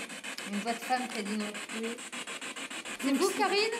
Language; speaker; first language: French; native; French